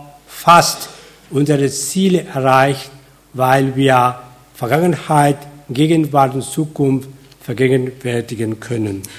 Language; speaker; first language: German; non-native, fluent; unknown